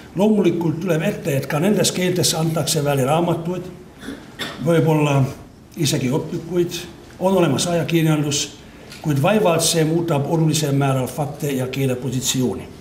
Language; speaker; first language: Estonian; non-native, fluent; Hungarian